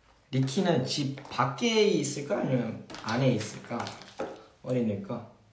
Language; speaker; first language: Korean; early bilingual, heritage; Korean